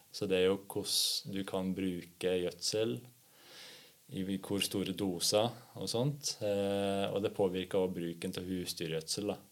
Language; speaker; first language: Norwegian; native; Norwegian